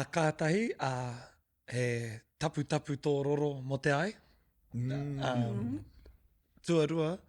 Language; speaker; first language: Māori; non-native, local second language; English